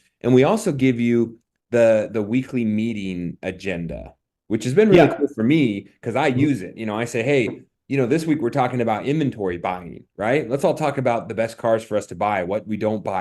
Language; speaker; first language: English; native; English